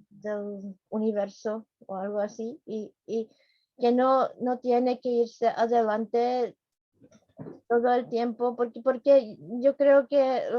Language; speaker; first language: Spanish; non-native, fluent; Czech